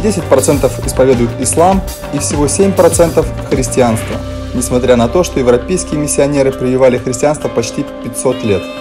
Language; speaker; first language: Russian; native; Russian